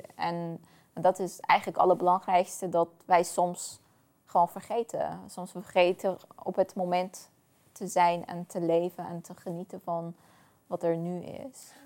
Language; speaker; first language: Dutch; non-native, fluent; Persian